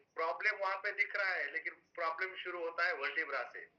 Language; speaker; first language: Hindi; non-native, local second language; Marathi